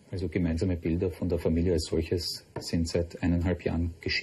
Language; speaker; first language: German; native; German